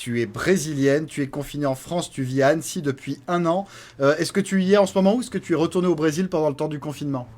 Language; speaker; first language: French; native; French